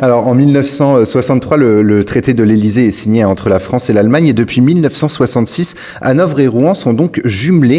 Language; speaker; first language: French; native; French